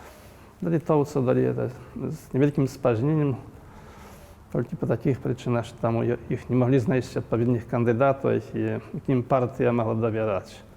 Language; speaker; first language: Polish; non-native, local second language; Belarusian